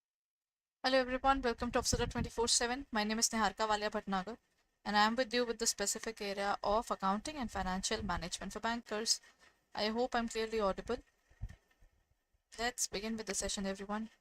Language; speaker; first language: English; non-native, local second language; Hindi